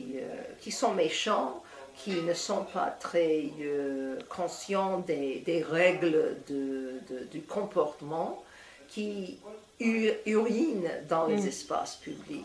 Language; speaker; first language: French; non-native, fluent; English